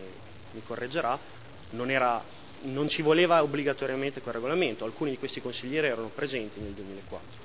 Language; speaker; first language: Italian; native; Italian